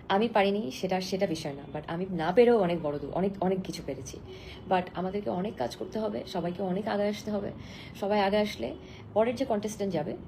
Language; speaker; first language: Bangla; native; Bangla